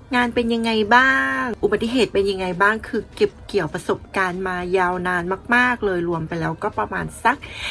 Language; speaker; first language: Thai; native; Thai